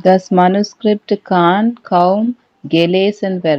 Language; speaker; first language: German; non-native, learner; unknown